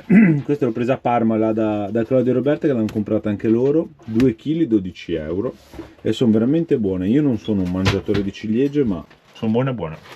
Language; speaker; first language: Italian; native; Italian